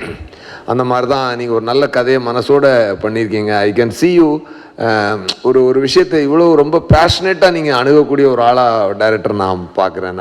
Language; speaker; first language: Tamil; native; Tamil